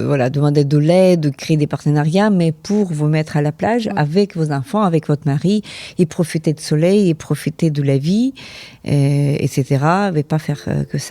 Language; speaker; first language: French; non-native, fluent; Ukrainian